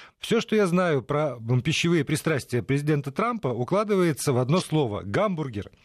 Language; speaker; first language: Russian; native; Russian